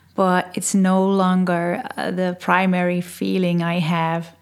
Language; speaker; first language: English; non-native, fluent; Dutch